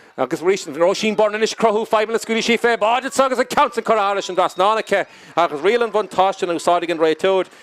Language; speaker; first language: Irish; native; Irish